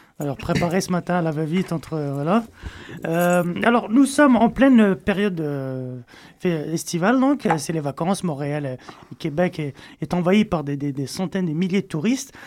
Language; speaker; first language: French; native; French